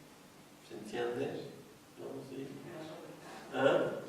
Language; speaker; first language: Spanish; non-native, fluent; French